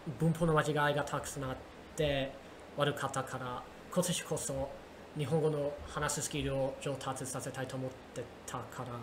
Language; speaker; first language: Japanese; non-native, learner; English